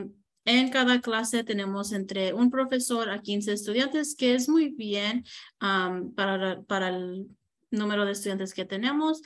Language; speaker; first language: Spanish; early bilingual, heritage; Spanish